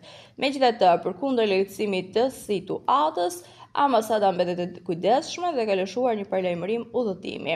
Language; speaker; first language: Albanian; native; Albanian